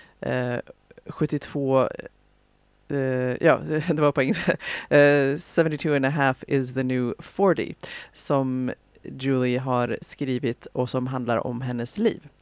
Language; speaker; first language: Swedish; native; Swedish